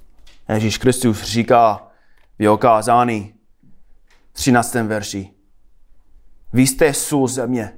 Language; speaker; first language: Czech; non-native, fluent; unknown